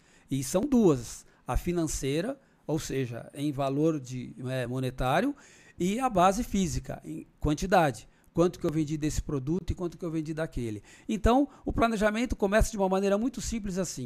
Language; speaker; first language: Portuguese; native; Portuguese